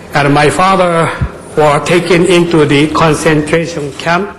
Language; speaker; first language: English; non-native, fluent; Japanese